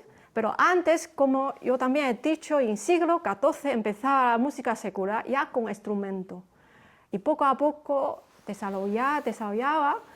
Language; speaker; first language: Spanish; non-native, fluent; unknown